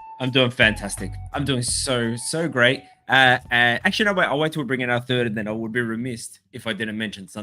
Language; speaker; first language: English; native; English